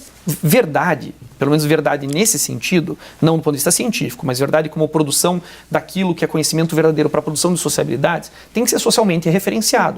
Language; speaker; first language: Portuguese; native; Portuguese